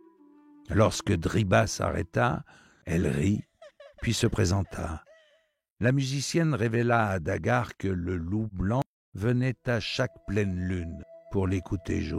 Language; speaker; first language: French; native; French